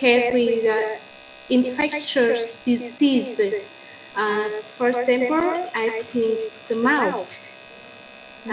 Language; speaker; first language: English; non-native, learner; Vietnamese